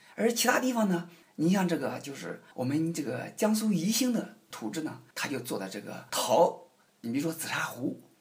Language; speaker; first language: Chinese; native; Chinese